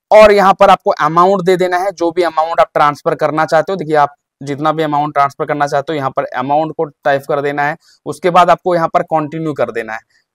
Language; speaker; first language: Hindi; native; Hindi